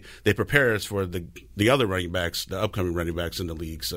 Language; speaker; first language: English; native; English